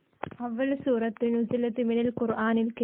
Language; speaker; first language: Arabic; non-native, learner; Malayalam